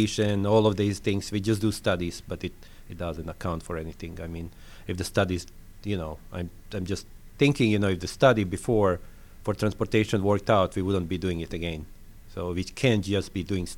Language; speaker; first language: English; non-native, fluent; French